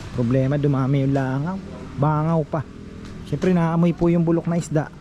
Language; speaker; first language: Filipino; native; Filipino